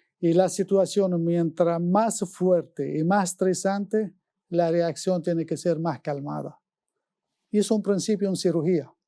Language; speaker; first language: Spanish; non-native, fluent; Arabic